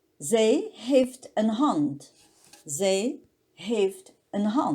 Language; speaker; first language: Dutch; non-native, learner; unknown